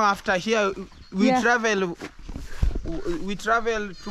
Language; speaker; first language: English; non-native, learner; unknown